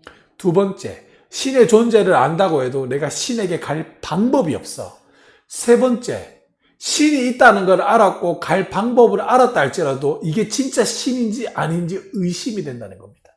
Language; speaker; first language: Korean; native; Korean